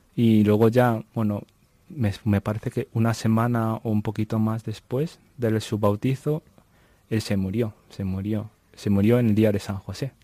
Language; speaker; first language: Spanish; non-native, fluent; Japanese